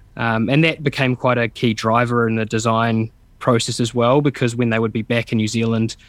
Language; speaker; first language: English; native; English